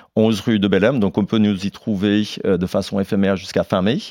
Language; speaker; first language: French; non-native, fluent; English